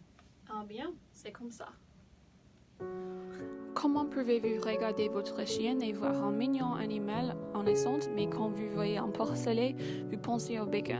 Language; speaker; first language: French; non-native, learner; English